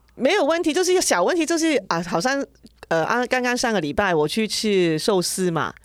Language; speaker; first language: Chinese; non-native, local second language; Cantonese